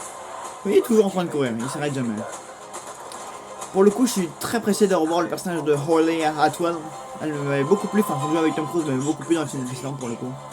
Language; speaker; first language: French; native; French